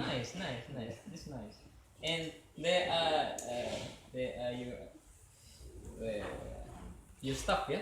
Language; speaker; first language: English; non-native, learner; Indonesian